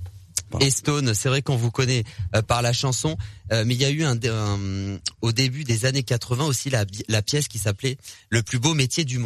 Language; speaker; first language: French; native; French